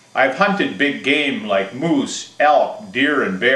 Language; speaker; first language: English; native; English